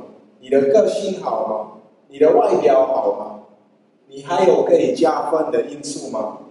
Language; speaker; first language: Chinese; non-native, fluent; English